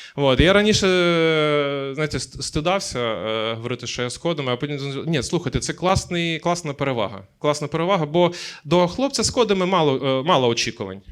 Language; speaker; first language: Ukrainian; native; Ukrainian